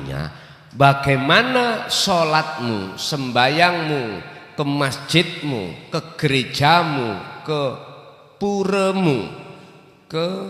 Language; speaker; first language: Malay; non-native, local second language; Javanese